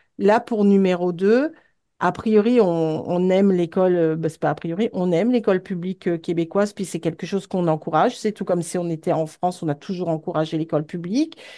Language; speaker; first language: French; native; French